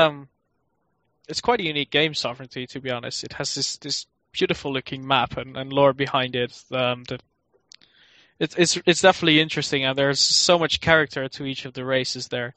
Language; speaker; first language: English; non-native, fluent; Dutch